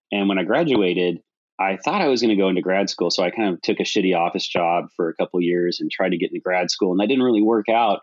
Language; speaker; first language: English; native; English